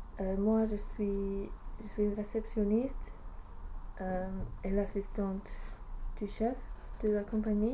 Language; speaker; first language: French; non-native, learner; English